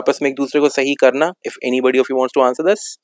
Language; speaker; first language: Hindi; native; Hindi